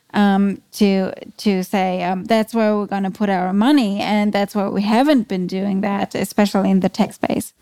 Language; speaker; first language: English; non-native, fluent; German